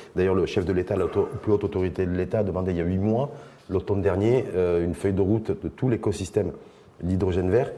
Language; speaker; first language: French; non-native, local second language; Arabic